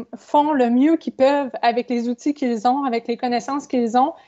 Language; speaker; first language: French; native; French